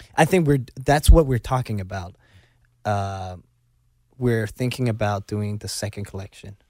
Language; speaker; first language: English; non-native, local second language; Cantonese